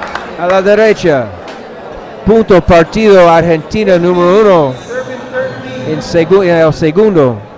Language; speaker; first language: Spanish; non-native, learner; English